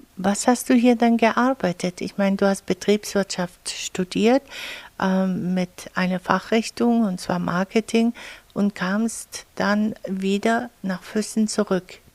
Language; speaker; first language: German; native; German